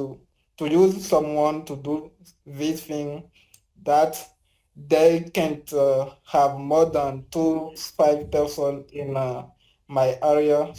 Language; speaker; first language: English; non-native, learner; French